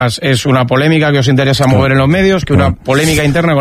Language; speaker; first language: Spanish; native; Spanish